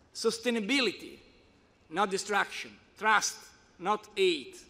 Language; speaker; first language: English; non-native, fluent; Italian